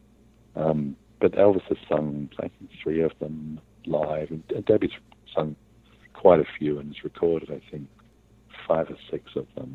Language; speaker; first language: English; native; English